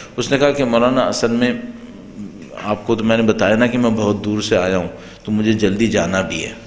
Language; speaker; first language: Urdu; native; Urdu